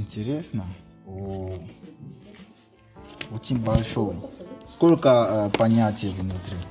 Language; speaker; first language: Russian; non-native, learner; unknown